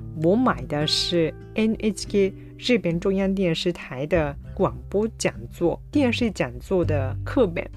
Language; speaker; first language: Chinese; non-native, fluent; Japanese